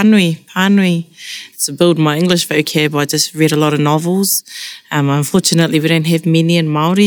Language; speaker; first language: English; non-native, local second language; Māori